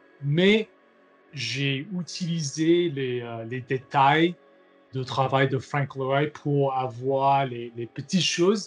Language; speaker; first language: French; non-native, learner; English